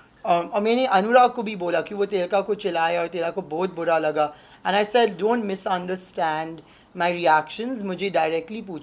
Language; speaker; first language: Hindi; non-native, local second language; English